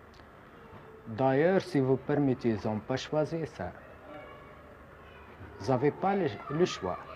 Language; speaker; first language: French; non-native, local second language; Arabic